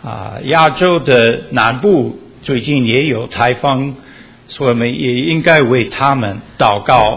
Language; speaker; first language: Chinese; early bilingual, heritage; Chinese